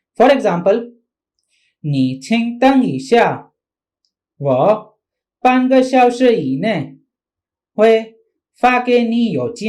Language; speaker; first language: Chinese; non-native, fluent; Hindi